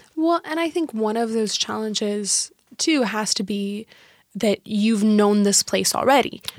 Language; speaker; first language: English; native; English